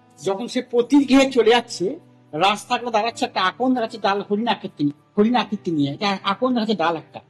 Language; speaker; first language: Bangla; non-native, local second language; Santali